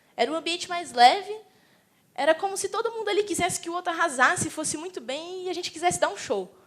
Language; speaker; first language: Portuguese; native; Portuguese